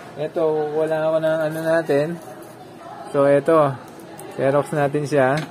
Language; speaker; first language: Filipino; non-native, local second language; Pampanga